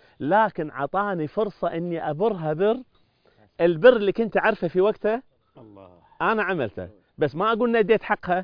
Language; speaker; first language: Arabic; native; Arabic